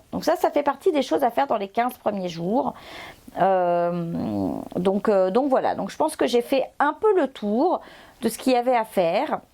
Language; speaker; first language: French; native; French